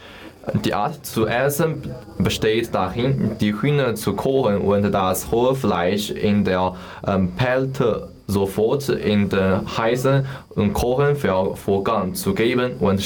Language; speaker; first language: German; non-native, learner; Chinese